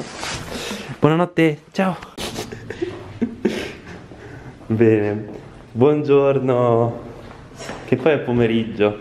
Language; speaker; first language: Italian; native; Italian